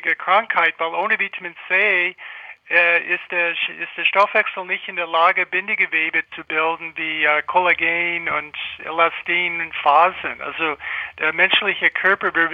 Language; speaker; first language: German; non-native, fluent; English